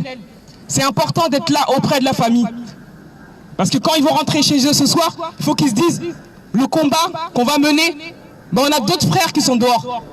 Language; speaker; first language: French; native; French